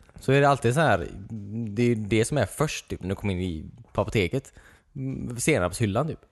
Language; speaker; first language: Swedish; native; Swedish